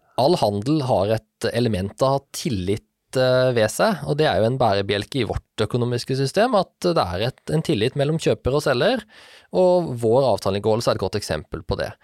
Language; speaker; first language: Norwegian; native; Norwegian